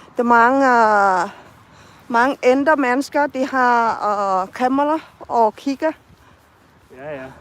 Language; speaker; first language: Danish; non-native, learner; Thai